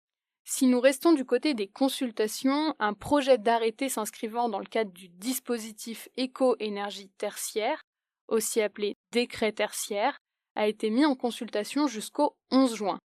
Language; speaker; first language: French; native; French